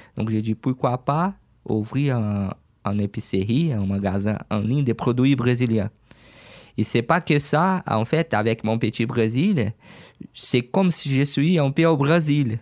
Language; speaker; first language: French; non-native, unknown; Portuguese